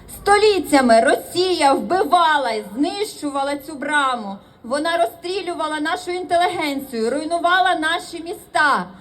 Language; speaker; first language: Ukrainian; native; Ukrainian